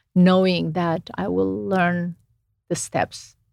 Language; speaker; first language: English; non-native, fluent; Romanian